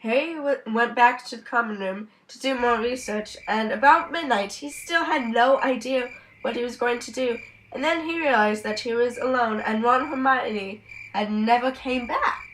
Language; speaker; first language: English; native; English